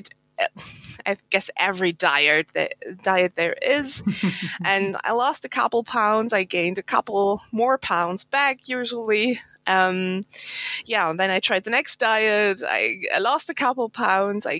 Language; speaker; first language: English; non-native, fluent; German